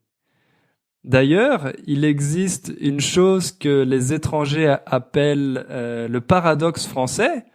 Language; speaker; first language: French; native; French